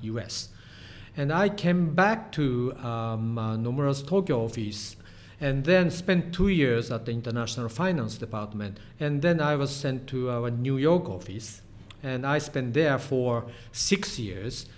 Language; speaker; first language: English; non-native, fluent; Japanese